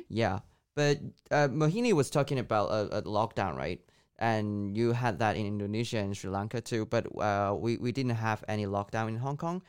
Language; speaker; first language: English; non-native, local second language; Cantonese